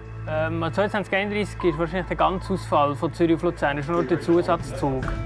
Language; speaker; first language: German; native; German